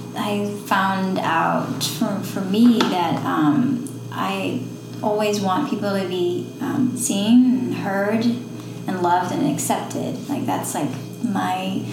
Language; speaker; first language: English; non-native, fluent; Dutch